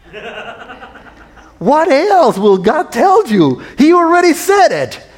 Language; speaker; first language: English; non-native, fluent; Spanish